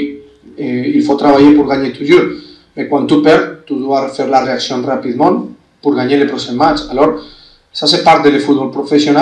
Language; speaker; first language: French; non-native, fluent; Spanish